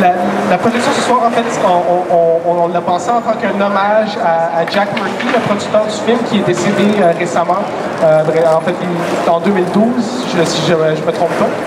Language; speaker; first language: French; native; French